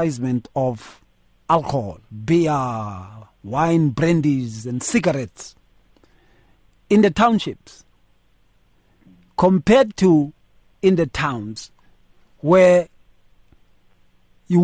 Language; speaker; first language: English; non-native, local second language; Zulu